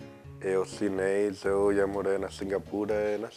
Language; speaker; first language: Portuguese; non-native, fluent; Spanish